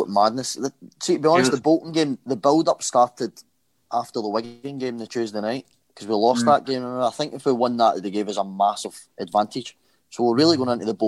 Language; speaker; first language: English; native; English